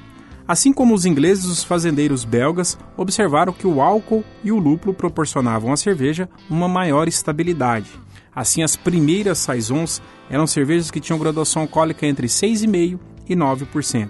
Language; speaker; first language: Portuguese; native; Portuguese